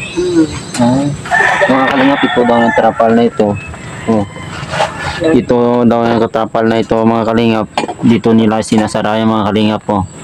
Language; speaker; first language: Filipino; non-native, local second language; Cebuano